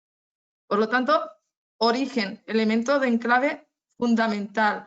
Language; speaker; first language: Spanish; native; Spanish